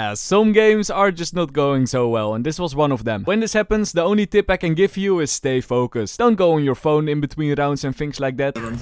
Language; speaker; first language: English; non-native, fluent; Dutch